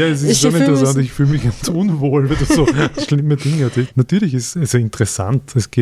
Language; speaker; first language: German; native; German